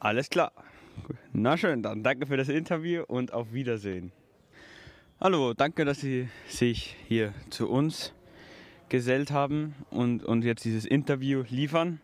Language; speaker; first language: German; native; German